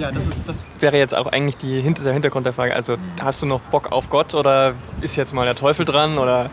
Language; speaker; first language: German; native; German